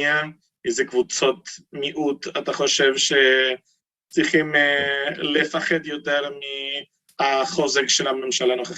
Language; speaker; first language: Hebrew; non-native, fluent; Spanish